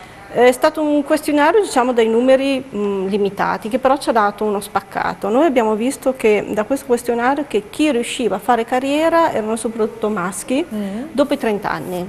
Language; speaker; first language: Italian; native; Italian